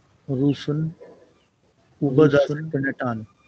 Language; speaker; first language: German; non-native, learner; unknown